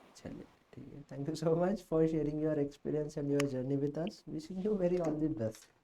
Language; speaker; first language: Hindi; native; Hindi